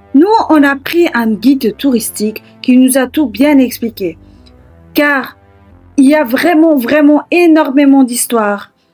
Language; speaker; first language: French; early bilingual, other home language; Portuguese